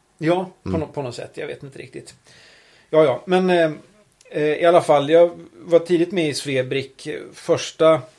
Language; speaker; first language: Swedish; native; Swedish